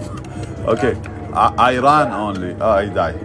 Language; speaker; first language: English; non-native, learner; Arabic